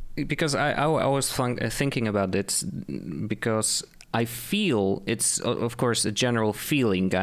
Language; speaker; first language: English; non-native, fluent; Polish